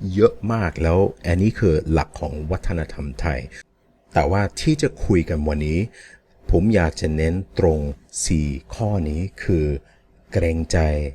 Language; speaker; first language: Thai; non-native, fluent; English